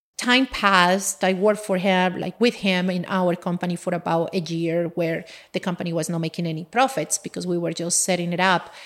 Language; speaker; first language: English; non-native, fluent; Spanish